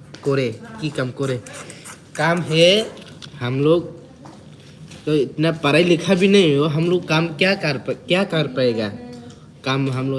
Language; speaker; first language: Hindi; non-native, local second language; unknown